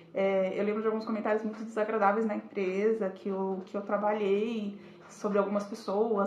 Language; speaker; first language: Portuguese; native; Portuguese